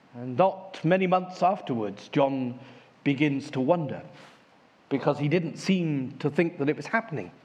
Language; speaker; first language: English; native; English